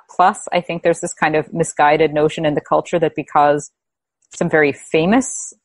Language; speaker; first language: English; native; English